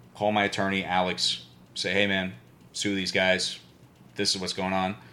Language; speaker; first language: English; early bilingual, other home language; Albanian